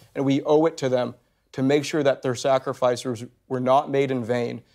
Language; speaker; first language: English; native; English